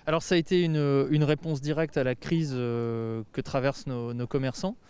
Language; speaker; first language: French; native; French